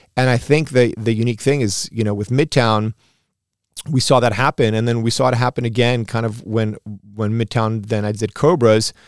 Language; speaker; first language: English; early bilingual, other home language; Spanish